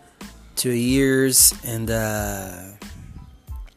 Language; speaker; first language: English; non-native, fluent; Portuguese